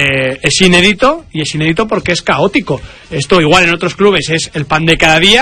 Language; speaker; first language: Spanish; native; Spanish